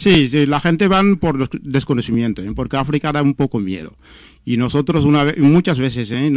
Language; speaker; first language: Spanish; non-native, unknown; Wolof